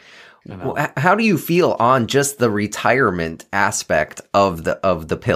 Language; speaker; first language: English; native; English